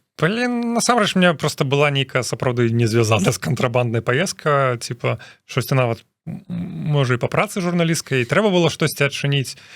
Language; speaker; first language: Belarusian; non-native, local second language; Russian